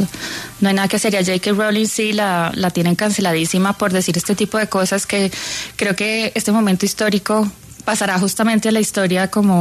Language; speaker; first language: Spanish; native; Spanish